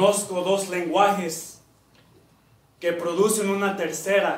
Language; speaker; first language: Spanish; early bilingual, heritage; Spanish